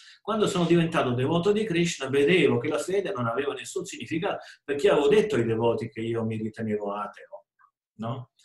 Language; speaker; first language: Italian; native; Italian